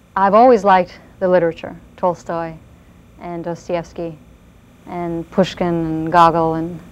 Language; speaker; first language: English; native; English